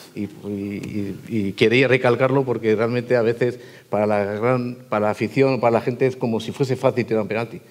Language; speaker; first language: Spanish; native; Spanish